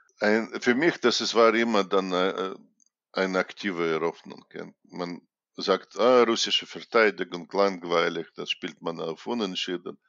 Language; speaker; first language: German; non-native, fluent; Russian